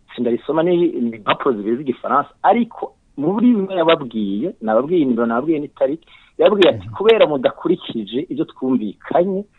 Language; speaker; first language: French; non-native, local second language; Rundi